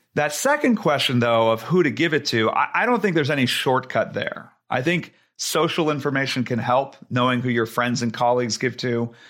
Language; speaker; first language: English; native; English